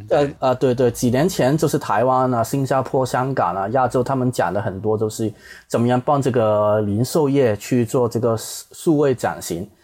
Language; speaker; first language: Chinese; non-native, fluent; Cantonese